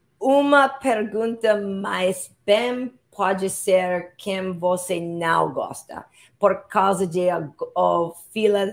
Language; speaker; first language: Portuguese; non-native, learner; English